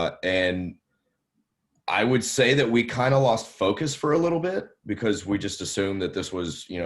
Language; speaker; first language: English; native; English